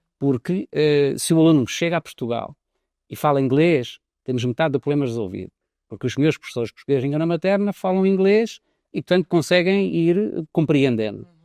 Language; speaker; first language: Portuguese; native; Portuguese